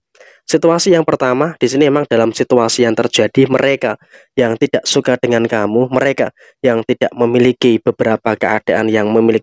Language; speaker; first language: Indonesian; native; Indonesian